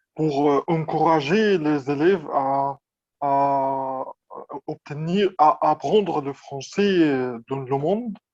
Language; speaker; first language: French; non-native, fluent; Arabic